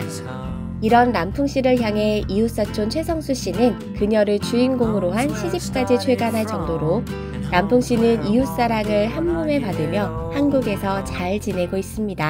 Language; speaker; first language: Korean; native; Korean